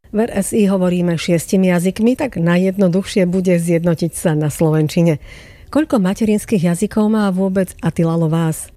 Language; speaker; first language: Slovak; native; Slovak